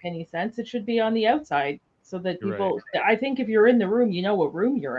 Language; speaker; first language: English; native; English